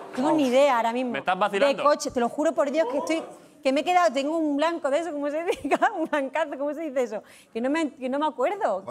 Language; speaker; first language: Spanish; native; Spanish